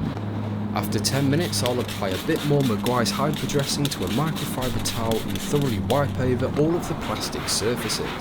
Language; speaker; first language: English; native; English